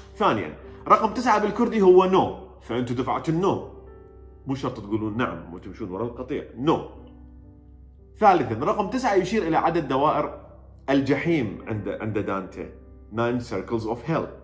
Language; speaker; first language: Arabic; native; Arabic